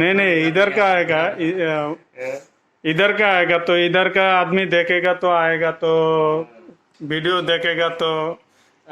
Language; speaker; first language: Hindi; non-native, learner; Bangla